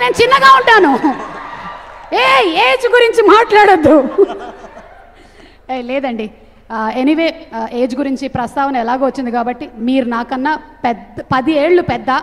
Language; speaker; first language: Telugu; native; Telugu